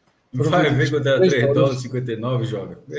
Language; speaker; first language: Portuguese; native; Portuguese